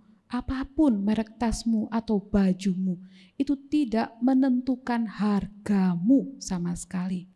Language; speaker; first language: Indonesian; native; Indonesian